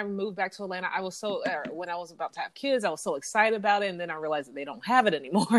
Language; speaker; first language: English; native; English